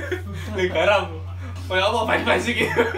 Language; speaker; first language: Indonesian; non-native, local second language; Javanese